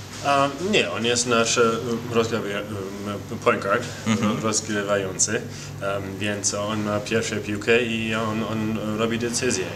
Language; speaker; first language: Polish; early bilingual, heritage; Polish